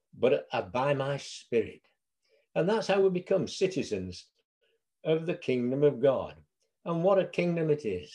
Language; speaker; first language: English; native; English